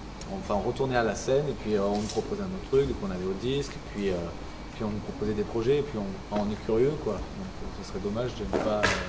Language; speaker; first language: French; native; French